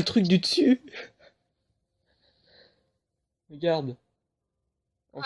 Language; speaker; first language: French; native; French